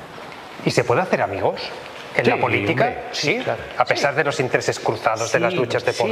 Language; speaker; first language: Spanish; native; Spanish